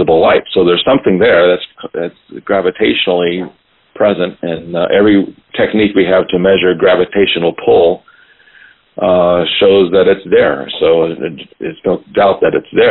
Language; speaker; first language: English; native; English